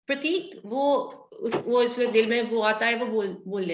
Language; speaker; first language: Hindi; early bilingual, heritage; Hindi